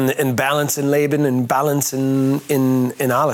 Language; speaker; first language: German; non-native, learner; English